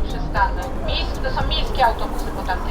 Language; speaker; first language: Polish; native; Polish